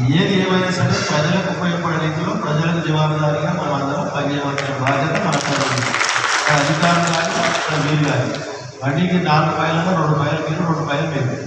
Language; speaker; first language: Telugu; native; Telugu